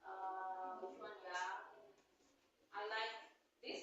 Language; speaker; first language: English; non-native, learner; Indonesian